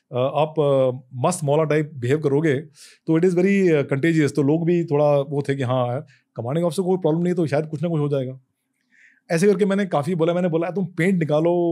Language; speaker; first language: Hindi; native; Hindi